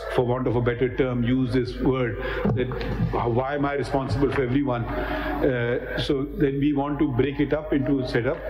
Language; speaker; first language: English; non-native, local second language; Urdu